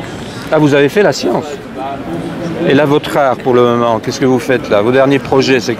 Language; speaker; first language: French; native; French